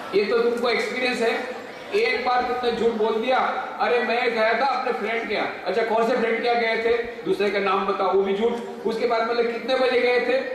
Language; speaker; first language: Hindi; non-native, local second language; Gujarati